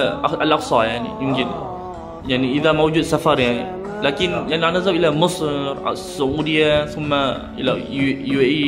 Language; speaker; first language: Arabic; non-native, learner; Malay